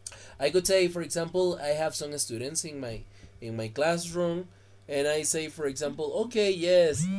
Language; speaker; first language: English; non-native, fluent; Spanish